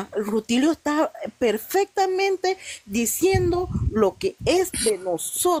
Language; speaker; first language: Spanish; non-native, local second language; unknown